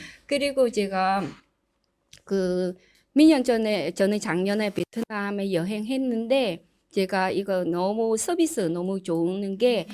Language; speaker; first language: Korean; non-native, learner; Vietnamese